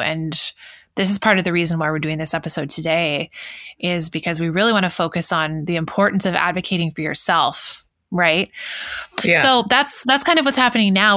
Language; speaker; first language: English; native; English